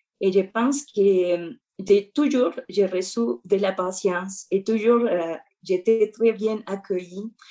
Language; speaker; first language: French; non-native, fluent; Spanish